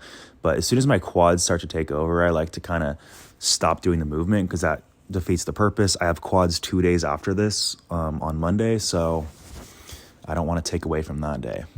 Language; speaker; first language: English; native; English